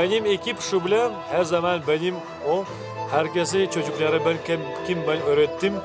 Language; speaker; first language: Turkish; non-native, learner; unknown